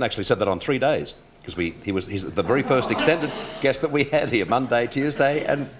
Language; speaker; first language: English; native; English